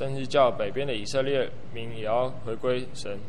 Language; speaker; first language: Chinese; native; Chinese